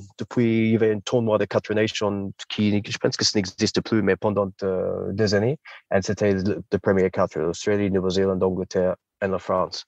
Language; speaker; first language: French; non-native, fluent; English